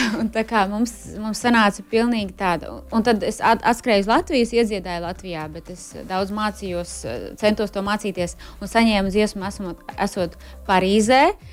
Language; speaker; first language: Latvian; native; Latvian